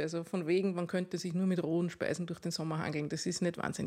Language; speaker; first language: German; native; German